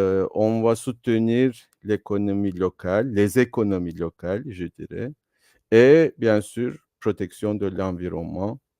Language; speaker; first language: French; non-native, fluent; Turkish